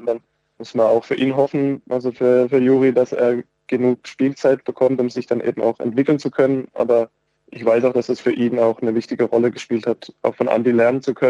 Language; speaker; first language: German; native; German